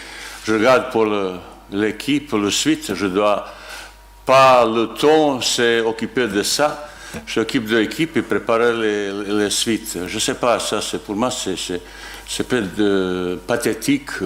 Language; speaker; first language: French; non-native, learner; Bosnian